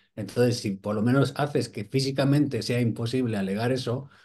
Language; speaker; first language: Spanish; native; Spanish